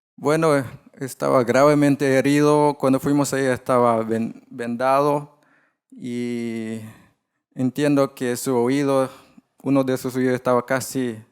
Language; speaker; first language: Spanish; non-native, fluent; English